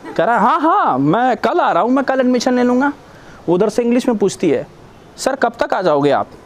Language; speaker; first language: Hindi; native; Hindi